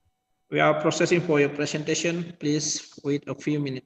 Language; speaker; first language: English; non-native, learner; Indonesian